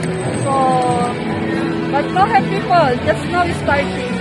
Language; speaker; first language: English; non-native, learner; Filipino